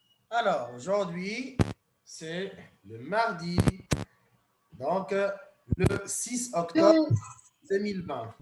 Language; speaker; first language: French; non-native, fluent; Arabic